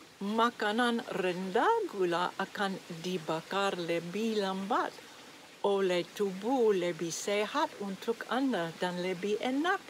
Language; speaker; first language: Indonesian; non-native, learner; English